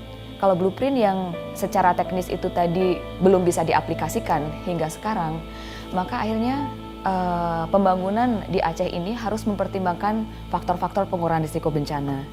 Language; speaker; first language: Indonesian; native; Indonesian